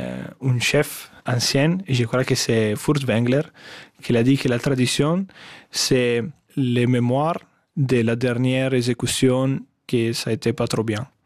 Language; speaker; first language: French; non-native, fluent; Italian